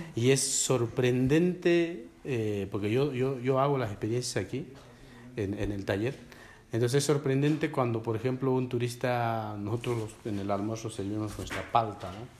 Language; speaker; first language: Spanish; non-native, local second language; Quechua